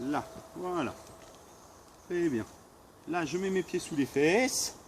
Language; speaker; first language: French; native; French